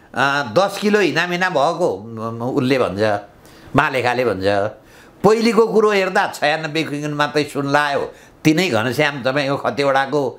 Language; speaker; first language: Nepali; native; Nepali